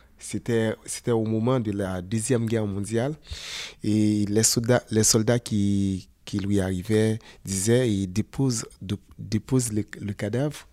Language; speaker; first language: French; non-native, local second language; Haitian Creole